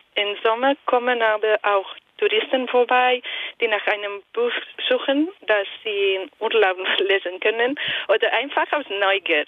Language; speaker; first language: German; non-native, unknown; Italian